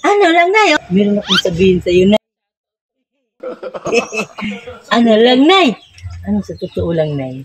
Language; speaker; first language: Filipino; non-native, local second language; Cebuano